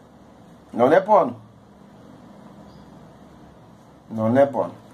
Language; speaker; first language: Italian; non-native, learner; Portuguese